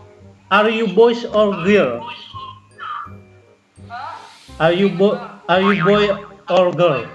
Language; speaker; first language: English; non-native, learner; Indonesian